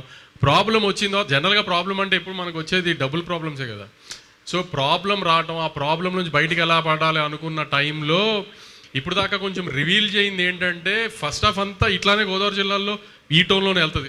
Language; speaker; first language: Telugu; native; Telugu